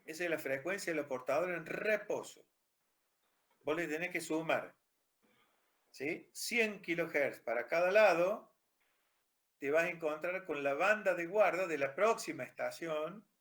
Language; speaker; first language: Spanish; native; Spanish